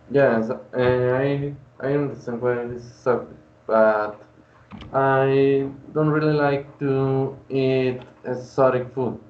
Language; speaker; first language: English; non-native, learner; Spanish